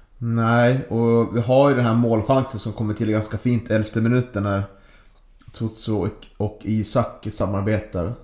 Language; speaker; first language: Swedish; native; Swedish